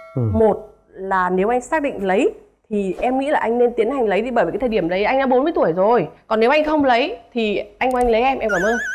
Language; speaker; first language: Vietnamese; native; Vietnamese